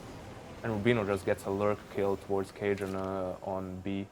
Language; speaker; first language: English; non-native, fluent; Danish